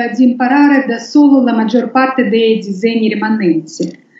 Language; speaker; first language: Italian; non-native, learner; Russian